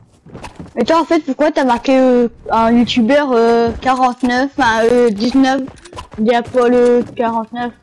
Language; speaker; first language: French; native; French